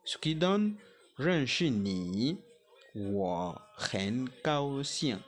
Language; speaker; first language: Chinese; non-native, fluent; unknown